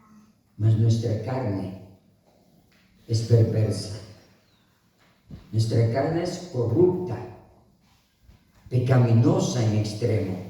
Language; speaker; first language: Spanish; native; Spanish